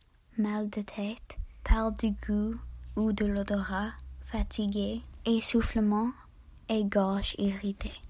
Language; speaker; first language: French; non-native, learner; English